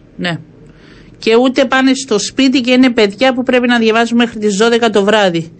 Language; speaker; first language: Greek; native; Greek